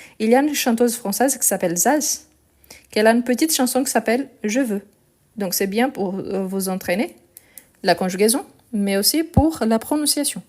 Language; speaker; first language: French; non-native, fluent; Portuguese